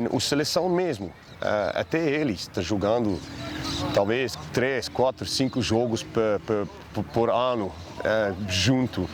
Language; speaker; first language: Portuguese; non-native, learner; English